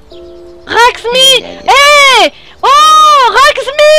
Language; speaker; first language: English; non-native, learner; French